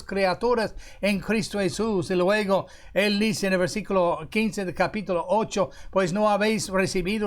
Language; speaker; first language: Spanish; non-native, fluent; English